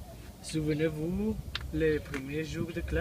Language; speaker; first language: French; non-native, learner; Spanish